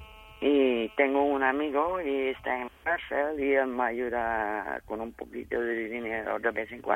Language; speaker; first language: Spanish; non-native, learner; Dutch